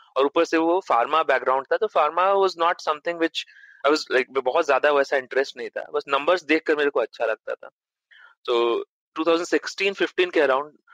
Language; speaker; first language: Hindi; native; Hindi